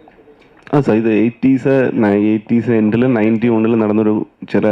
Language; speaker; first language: Tamil; non-native, learner; Malayalam